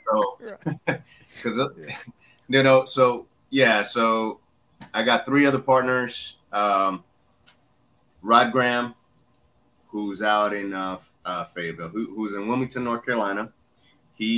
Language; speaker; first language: English; early bilingual, other home language; Spanish